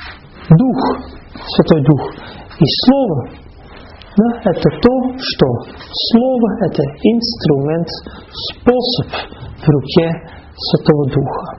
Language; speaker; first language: Russian; non-native, fluent; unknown